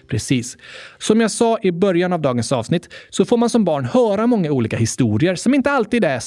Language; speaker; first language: Swedish; native; Swedish